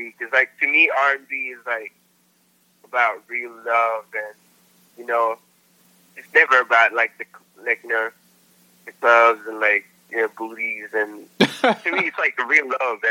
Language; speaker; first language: English; non-native, local second language; Filipino